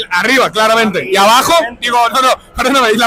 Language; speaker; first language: Spanish; native; Spanish